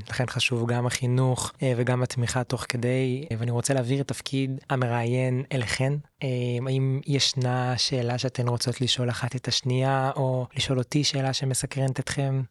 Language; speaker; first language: Hebrew; native; Hebrew